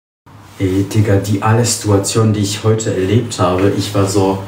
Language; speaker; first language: German; early bilingual, other home language; Polish